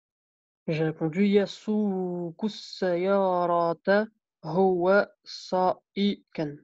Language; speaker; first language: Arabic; non-native, learner; French